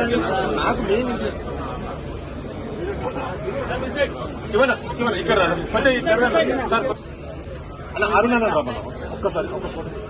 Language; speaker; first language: Telugu; native; Telugu